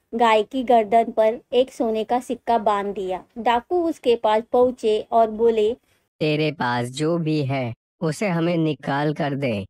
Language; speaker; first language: Hindi; native; Hindi